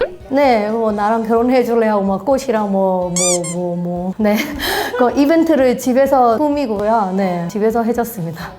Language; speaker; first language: Korean; non-native, fluent; Burmese